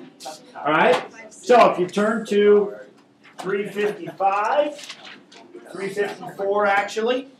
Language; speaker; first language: English; native; English